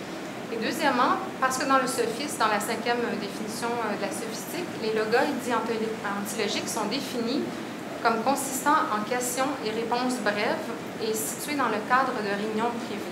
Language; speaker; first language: French; native; French